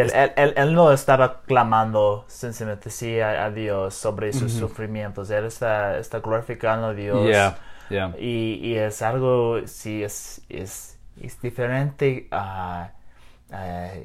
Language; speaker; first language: Spanish; non-native, learner; English